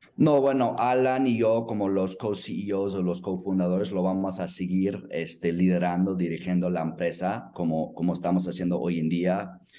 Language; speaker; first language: Spanish; non-native, fluent; English